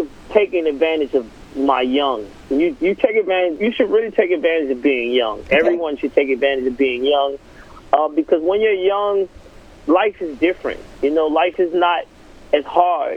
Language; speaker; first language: English; native; English